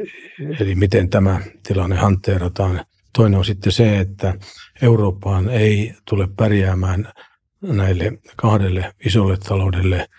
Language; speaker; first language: Finnish; native; Finnish